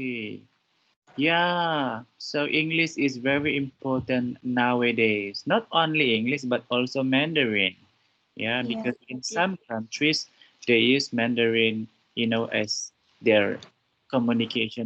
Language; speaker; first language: English; non-native, fluent; Indonesian